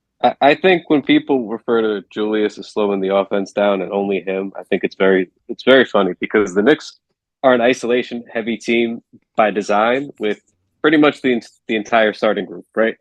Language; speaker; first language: English; native; English